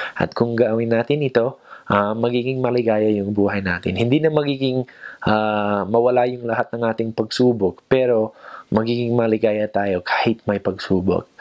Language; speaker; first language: Filipino; non-native, fluent; English